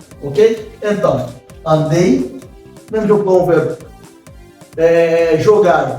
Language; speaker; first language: Portuguese; non-native, fluent; Haitian Creole